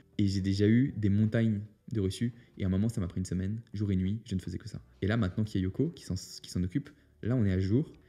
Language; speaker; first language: French; native; French